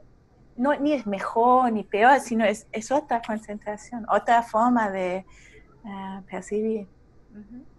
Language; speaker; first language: Spanish; non-native, fluent; German